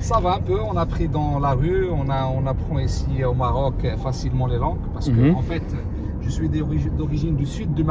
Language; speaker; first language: French; non-native, local second language; Arabic